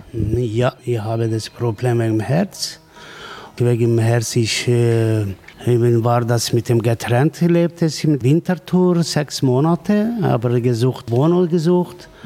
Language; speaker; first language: German; non-native, learner; Kurdish